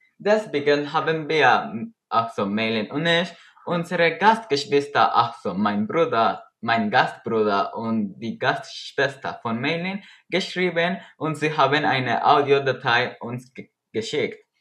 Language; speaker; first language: German; non-native, learner; Spanish